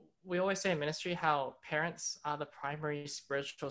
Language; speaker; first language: English; non-native, local second language; Cantonese